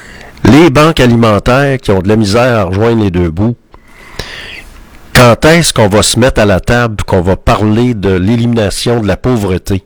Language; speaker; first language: French; native; French